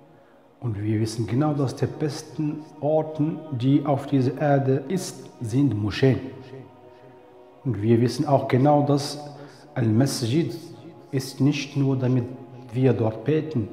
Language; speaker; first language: German; non-native, fluent; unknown